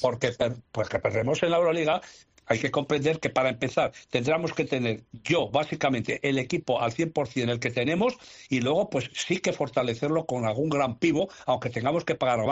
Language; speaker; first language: Spanish; native; Spanish